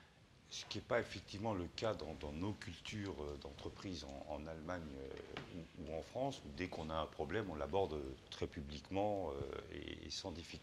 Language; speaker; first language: French; native; French